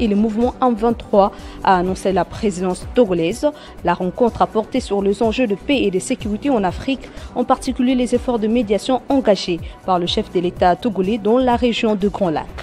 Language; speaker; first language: French; non-native, local second language; Lingala